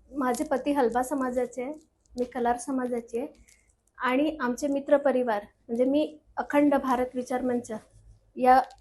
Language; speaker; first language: Marathi; native; Marathi